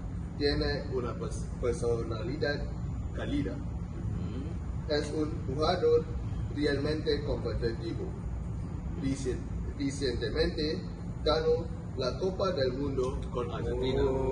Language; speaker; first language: Spanish; non-native, learner; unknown